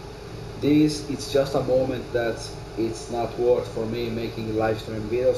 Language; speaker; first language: English; non-native, learner; Italian